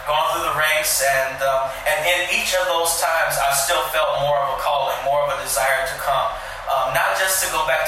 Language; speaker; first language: English; native; English